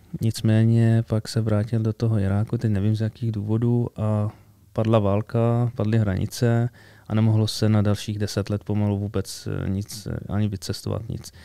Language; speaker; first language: Czech; early bilingual, other home language; Arabic